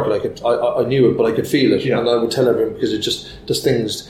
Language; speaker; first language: English; native; English